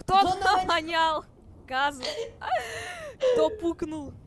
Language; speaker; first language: Russian; native; Russian